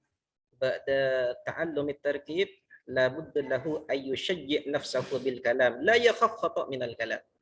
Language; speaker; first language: Arabic; non-native, fluent; Malay